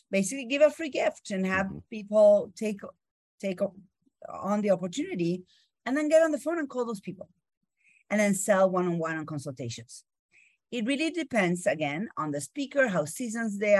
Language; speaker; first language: English; non-native, fluent; Spanish